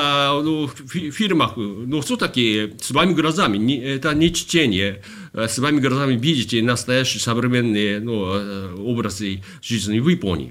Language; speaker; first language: Russian; non-native, fluent; Japanese